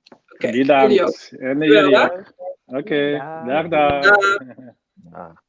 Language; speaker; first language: Dutch; non-native, fluent; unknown